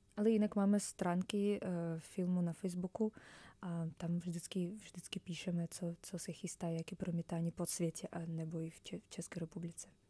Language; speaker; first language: Czech; non-native, fluent; Russian